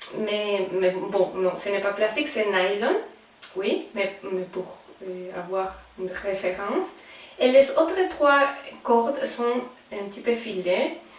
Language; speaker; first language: French; non-native, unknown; Spanish